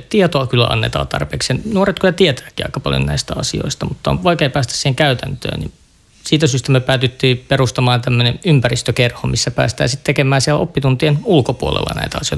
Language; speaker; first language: Finnish; native; Finnish